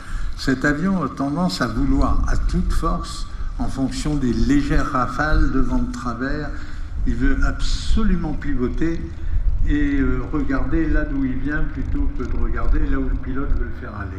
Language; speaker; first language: French; native; French